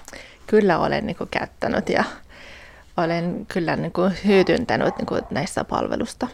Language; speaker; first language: Finnish; non-native, fluent; Persian